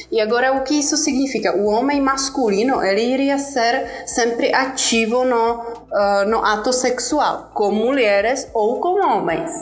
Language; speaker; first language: Portuguese; non-native, fluent; Czech